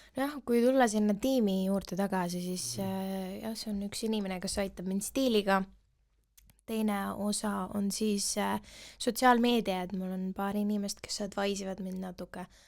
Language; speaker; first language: Estonian; non-native, local second language; Russian